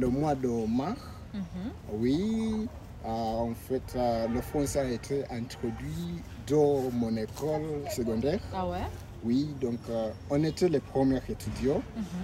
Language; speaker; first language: French; non-native, learner; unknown